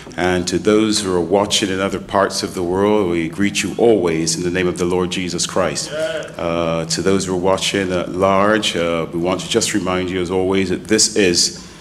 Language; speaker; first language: English; native; English